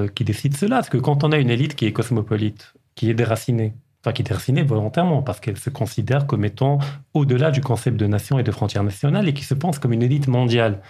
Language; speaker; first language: French; non-native, local second language; Arabic